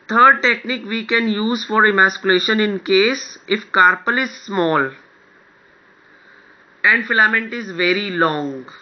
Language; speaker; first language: English; non-native, local second language; Hindi